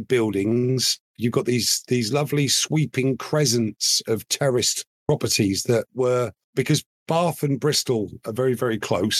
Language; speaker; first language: English; native; English